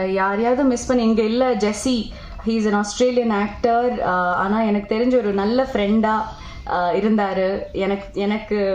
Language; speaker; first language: Tamil; non-native, local second language; Malayalam